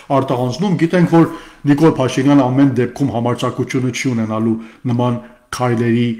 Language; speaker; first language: Armenian; early bilingual, heritage; Armenian